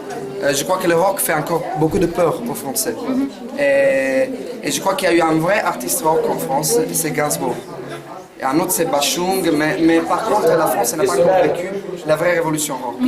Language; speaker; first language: French; non-native, fluent; Italian